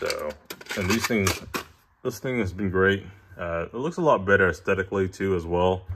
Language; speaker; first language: English; native; English